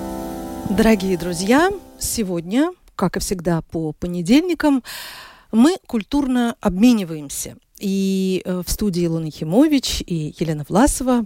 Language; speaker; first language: Russian; native; Russian